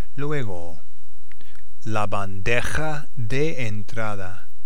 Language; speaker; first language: Spanish; non-native, learner; English